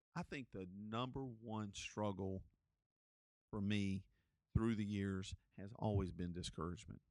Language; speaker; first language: English; native; English